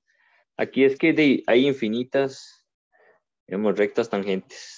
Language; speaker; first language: Spanish; native; Spanish